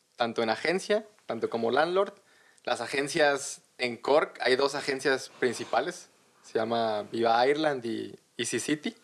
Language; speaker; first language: Spanish; native; Spanish